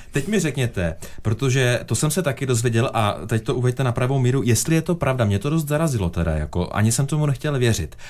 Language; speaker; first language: Czech; native; Czech